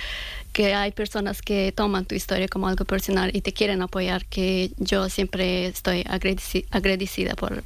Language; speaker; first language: Spanish; non-native, learner; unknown